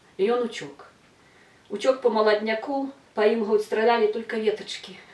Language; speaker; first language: Belarusian; native; Belarusian